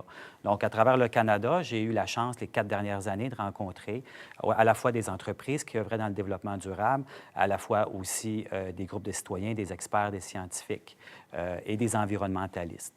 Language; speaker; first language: French; native; French